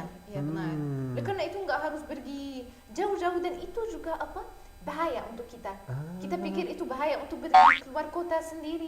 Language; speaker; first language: Indonesian; non-native, learner; Arabic